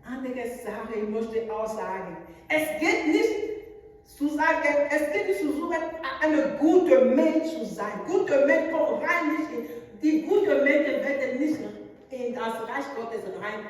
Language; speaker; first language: German; non-native, learner; French